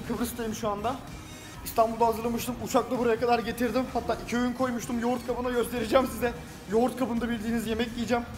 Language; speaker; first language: Turkish; native; Turkish